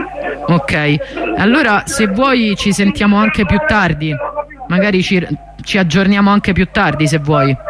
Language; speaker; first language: Italian; native; Italian